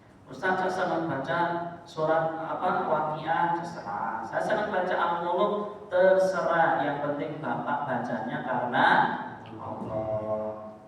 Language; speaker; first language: Indonesian; native; Indonesian